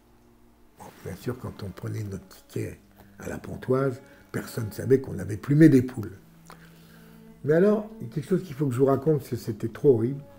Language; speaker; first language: French; native; French